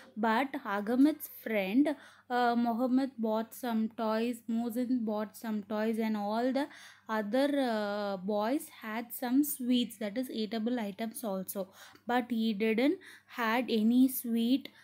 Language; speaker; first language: English; non-native, local second language; Tamil